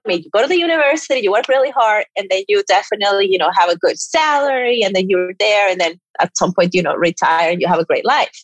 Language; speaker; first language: English; non-native, fluent; Spanish